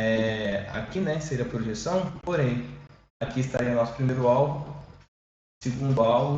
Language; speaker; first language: Portuguese; native; Portuguese